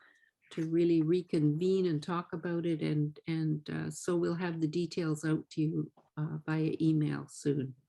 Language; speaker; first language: English; native; English